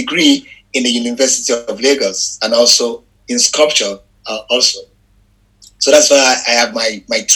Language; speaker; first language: English; non-native, local second language; Yoruba